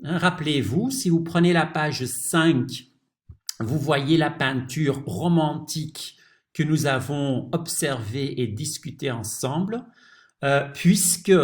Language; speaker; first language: French; non-native, fluent; Dutch